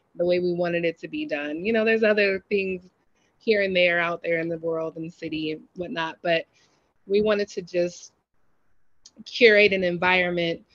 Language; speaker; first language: English; native; English